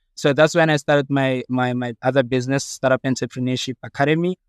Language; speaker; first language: English; non-native, local second language; Southern Sotho